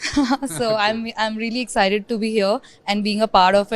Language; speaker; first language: Telugu; non-native, learner; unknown